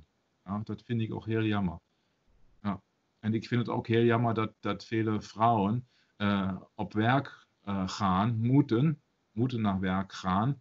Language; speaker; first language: Dutch; non-native, learner; German